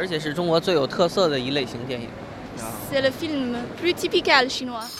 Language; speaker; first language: French; non-native, learner; Chinese